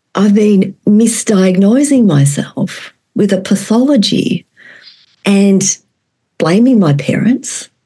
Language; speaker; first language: English; native; English